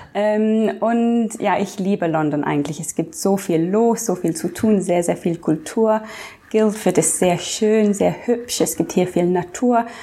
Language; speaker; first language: German; non-native, fluent; English